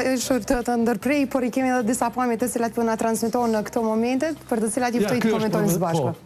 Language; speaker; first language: Albanian; native; Albanian